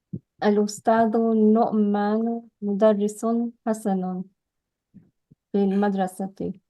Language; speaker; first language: Arabic; non-native, learner; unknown